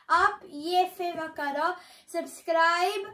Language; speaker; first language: Hindi; early bilingual, heritage; Hindi